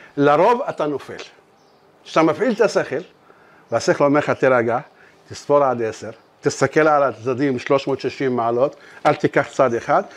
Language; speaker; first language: Hebrew; non-native, local second language; Arabic